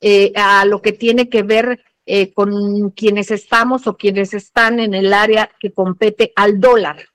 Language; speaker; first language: Spanish; native; Spanish